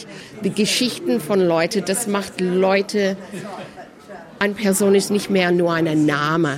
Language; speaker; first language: German; early bilingual, heritage; German